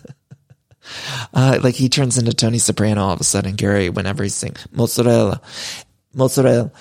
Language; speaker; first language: English; early bilingual, other home language; Italian